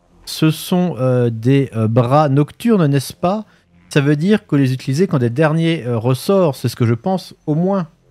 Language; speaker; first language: French; native; French